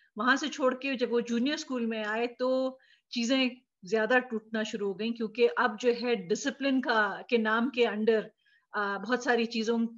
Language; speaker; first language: Urdu; native; Urdu